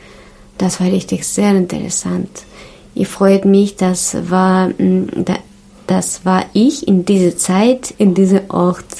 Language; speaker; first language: German; non-native, learner; Russian